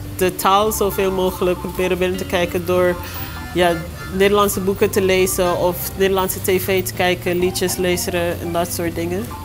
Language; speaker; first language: Dutch; non-native, local second language; English